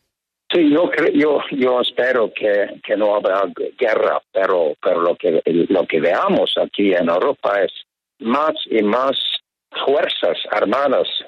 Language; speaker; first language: Spanish; non-native, fluent; Norwegian